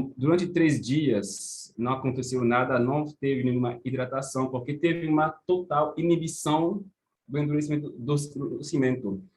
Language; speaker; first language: Portuguese; non-native, fluent; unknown